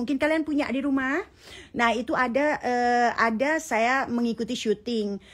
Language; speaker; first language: Indonesian; native; Indonesian